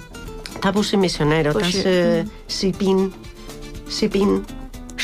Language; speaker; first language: Chinese; non-native, learner; Spanish